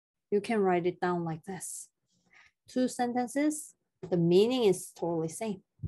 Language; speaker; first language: English; non-native, fluent; Korean